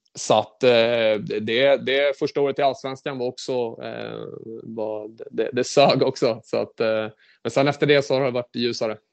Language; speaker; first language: Swedish; native; Swedish